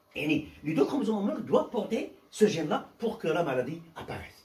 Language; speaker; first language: French; non-native, local second language; Arabic